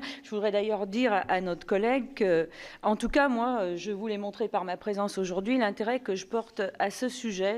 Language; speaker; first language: French; native; French